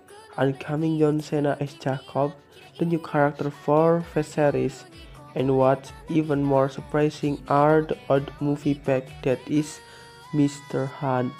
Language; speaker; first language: English; non-native, learner; Indonesian